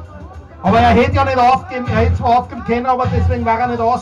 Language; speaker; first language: German; native; German